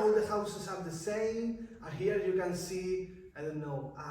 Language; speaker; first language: English; non-native, learner; Spanish